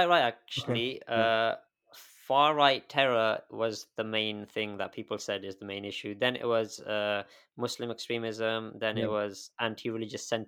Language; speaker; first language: English; native; English